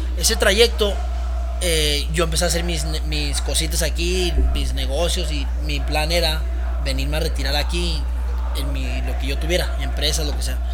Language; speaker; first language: Spanish; early bilingual, heritage; Spanish